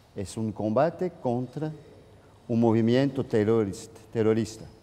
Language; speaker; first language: Spanish; non-native, fluent; French